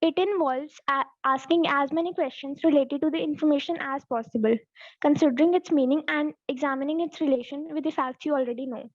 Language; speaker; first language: English; non-native, local second language; Punjabi